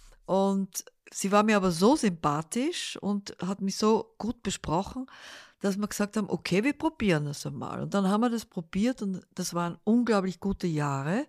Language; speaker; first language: German; early bilingual, other home language; Dutch